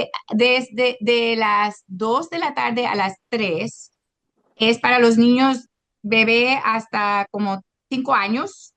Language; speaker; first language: Spanish; non-native, local second language; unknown